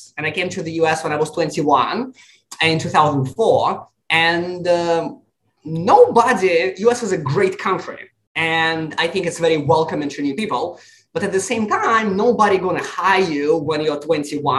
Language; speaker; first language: English; non-native, fluent; Russian